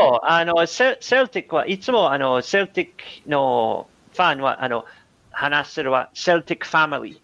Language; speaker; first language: Japanese; non-native, learner; English